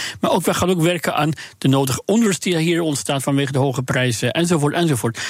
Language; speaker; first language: Dutch; non-native, fluent; Persian